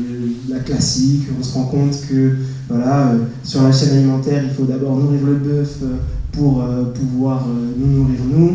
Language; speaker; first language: French; native; French